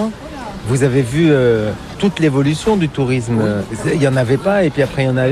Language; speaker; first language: French; native; French